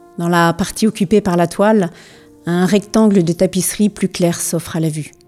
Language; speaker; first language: French; native; French